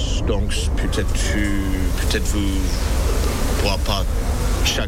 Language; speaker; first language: French; non-native, learner; English